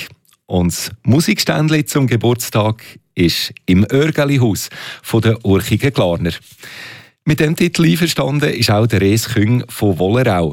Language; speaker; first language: German; native; German